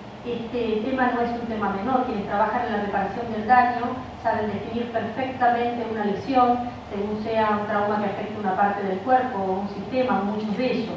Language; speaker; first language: Spanish; native; Spanish